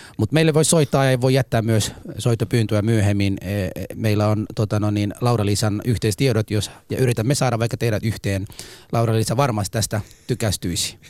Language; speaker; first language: Finnish; non-native, fluent; Somali